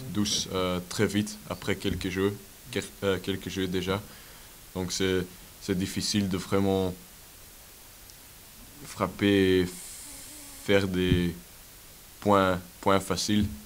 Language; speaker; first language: French; non-native, local second language; Dutch